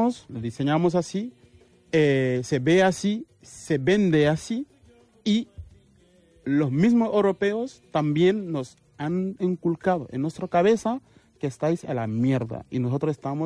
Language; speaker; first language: Spanish; non-native, fluent; Mandingo